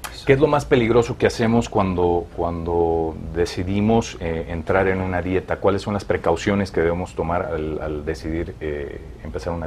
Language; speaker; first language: Spanish; native; Spanish